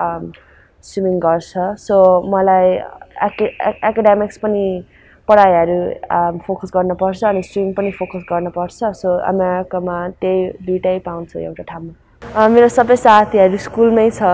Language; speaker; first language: Nepali; early bilingual, heritage; Nepali